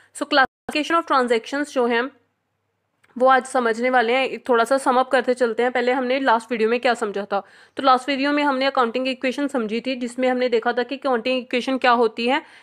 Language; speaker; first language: Hindi; non-native, local second language; Punjabi